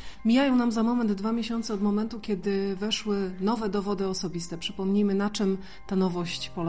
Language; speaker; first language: Polish; native; Polish